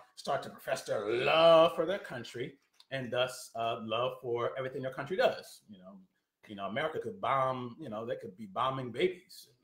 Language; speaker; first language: English; native; English